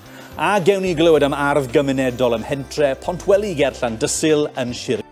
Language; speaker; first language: Welsh; native; Welsh